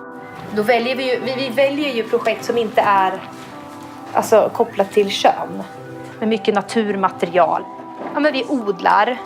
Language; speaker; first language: Swedish; native; Swedish